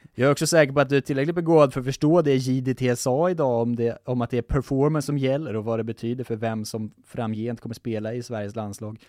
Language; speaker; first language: Swedish; native; Swedish